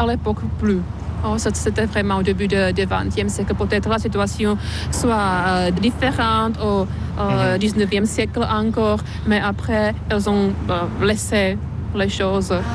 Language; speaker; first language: French; non-native, fluent; Czech